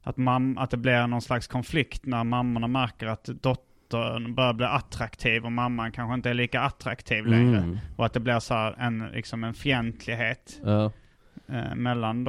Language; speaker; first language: Swedish; native; Swedish